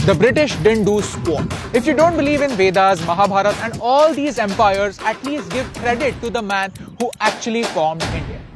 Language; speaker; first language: English; non-native, local second language; Hindi